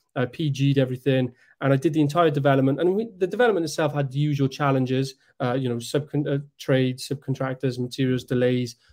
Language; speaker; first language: English; native; English